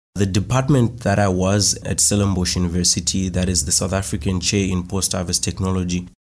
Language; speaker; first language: English; non-native, local second language; Shona